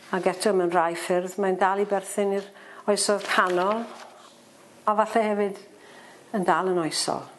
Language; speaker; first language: Welsh; non-native, local second language; English